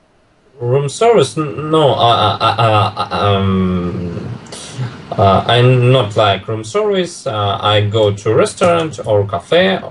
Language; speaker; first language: English; non-native, learner; Russian